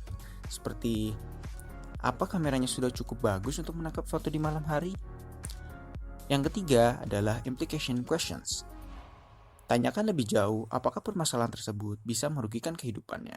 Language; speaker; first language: Indonesian; native; Indonesian